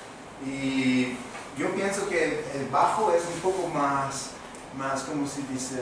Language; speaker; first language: Spanish; non-native, fluent; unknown